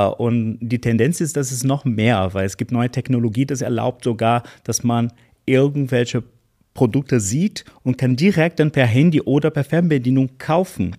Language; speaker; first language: German; non-native, fluent; Portuguese